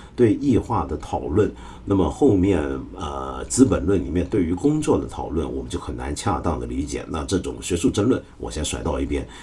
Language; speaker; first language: Chinese; early bilingual, other home language; Cantonese